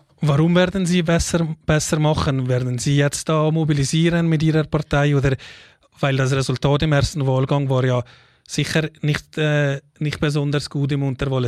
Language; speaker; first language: German; native; German